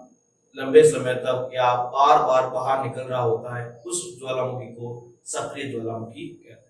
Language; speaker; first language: Hindi; native; Hindi